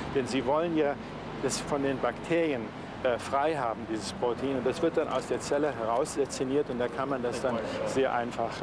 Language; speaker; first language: German; native; German